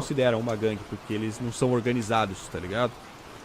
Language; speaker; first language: Portuguese; native; Portuguese